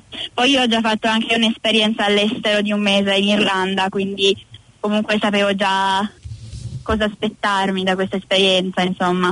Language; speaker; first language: Italian; native; Italian